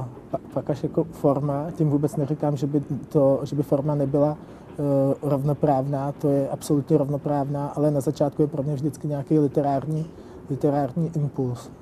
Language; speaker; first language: Czech; native; Czech